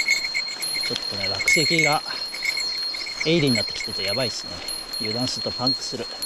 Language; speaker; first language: Japanese; native; Japanese